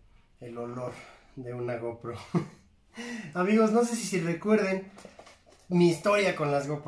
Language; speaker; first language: Spanish; native; Spanish